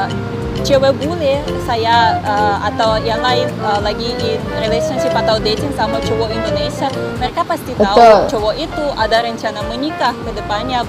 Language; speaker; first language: Indonesian; non-native, fluent; Russian